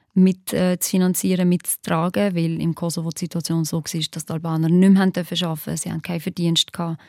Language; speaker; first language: German; early bilingual, other home language; Albanian